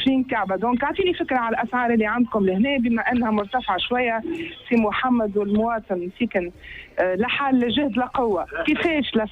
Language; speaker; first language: Arabic; native; Arabic